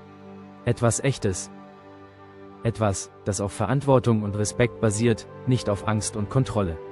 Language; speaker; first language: German; native; German